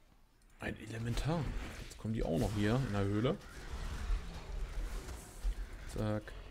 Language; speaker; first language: German; native; German